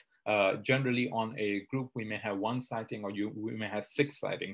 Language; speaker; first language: English; non-native, local second language; Hindi